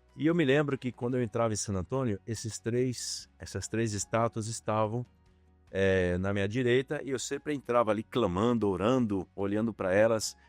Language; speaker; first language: Portuguese; native; Portuguese